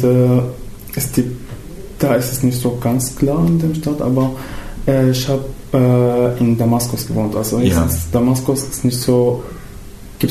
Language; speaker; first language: German; non-native, fluent; Arabic